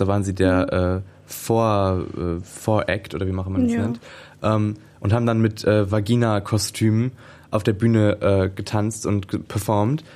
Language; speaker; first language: German; native; German